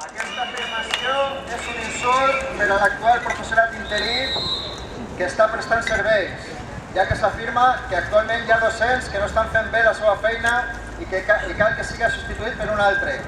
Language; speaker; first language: Catalan; native; Catalan